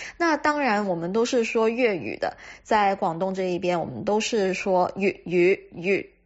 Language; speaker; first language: Chinese; non-native, local second language; Cantonese